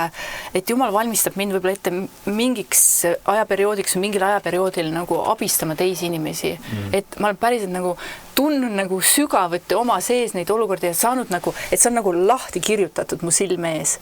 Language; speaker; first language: Estonian; native; Estonian